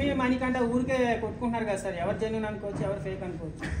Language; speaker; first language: Telugu; native; Telugu